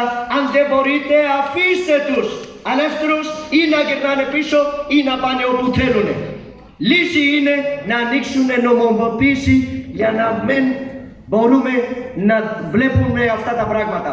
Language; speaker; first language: Greek; non-native, learner; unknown